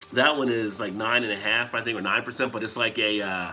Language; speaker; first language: English; native; English